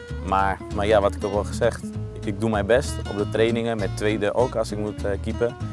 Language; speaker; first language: Dutch; non-native, fluent; Greek